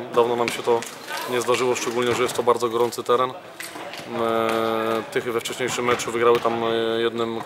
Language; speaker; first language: Polish; native; Polish